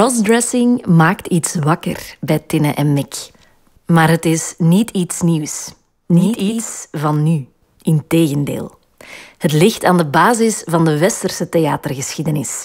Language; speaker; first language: Dutch; native; Dutch